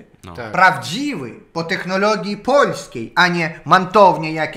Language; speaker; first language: Polish; non-native, learner; Russian